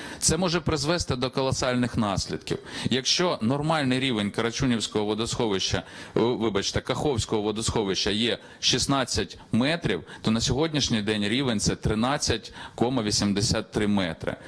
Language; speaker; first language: Ukrainian; native; Ukrainian